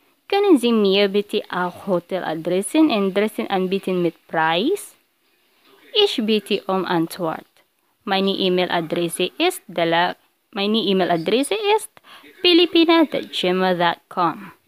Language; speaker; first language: German; non-native, learner; Filipino